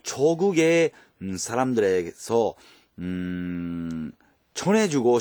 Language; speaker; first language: Korean; early bilingual, heritage; Japanese